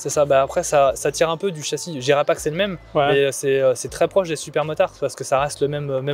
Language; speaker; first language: French; native; French